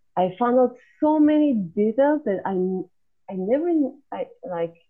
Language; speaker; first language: English; non-native, fluent; Hebrew